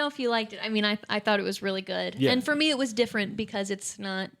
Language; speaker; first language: English; native; English